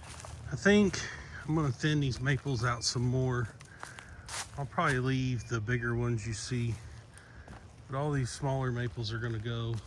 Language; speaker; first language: English; native; English